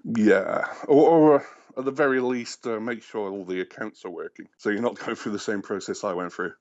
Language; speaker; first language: English; native; English